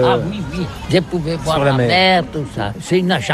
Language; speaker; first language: French; non-native, learner; Catalan